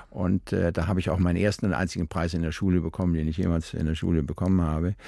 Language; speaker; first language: German; native; German